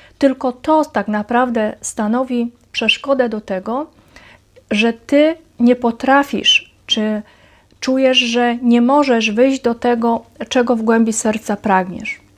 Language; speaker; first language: Polish; native; Polish